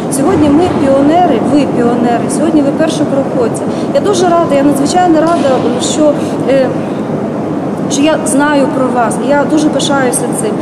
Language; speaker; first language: Ukrainian; native; Ukrainian